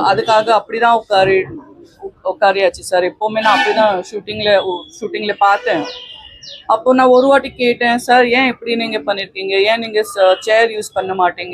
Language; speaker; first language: Tamil; non-native, local second language; Gujarati